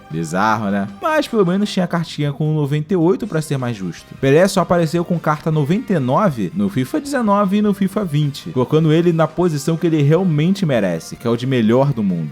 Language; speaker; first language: Portuguese; native; Portuguese